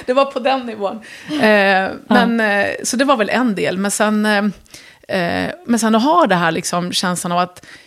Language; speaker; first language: Swedish; early bilingual, other home language; Arabic